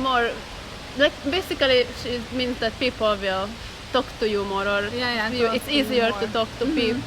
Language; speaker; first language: English; non-native, fluent; Hungarian